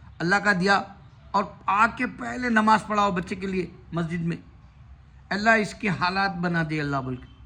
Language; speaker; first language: Urdu; native; Urdu